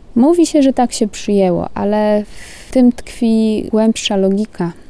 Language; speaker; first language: Polish; native; Polish